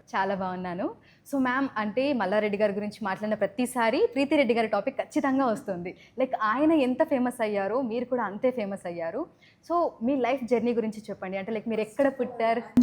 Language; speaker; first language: Telugu; native; Telugu